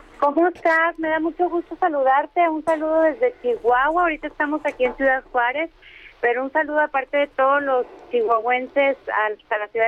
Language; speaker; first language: Spanish; native; Spanish